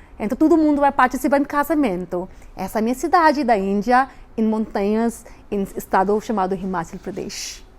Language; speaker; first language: Portuguese; non-native, fluent; Hindi